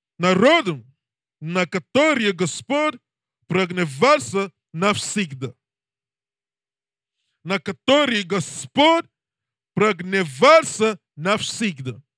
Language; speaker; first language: Russian; non-native, learner; English